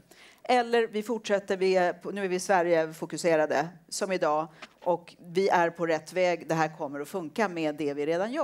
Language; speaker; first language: Swedish; native; Swedish